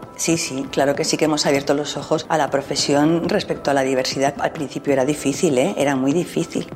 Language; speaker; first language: Spanish; native; Spanish